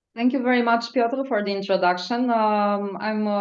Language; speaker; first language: English; non-native, fluent; Romanian